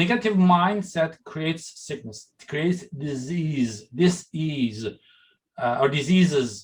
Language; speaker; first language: English; non-native, fluent; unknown